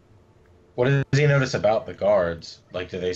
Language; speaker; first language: English; native; English